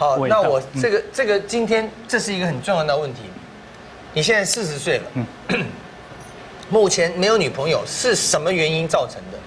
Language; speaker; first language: Chinese; native; Chinese